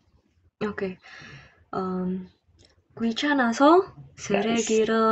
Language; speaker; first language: English; non-native, learner; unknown